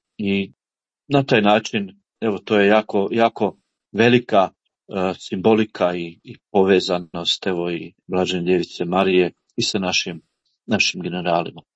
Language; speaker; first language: Croatian; native; Croatian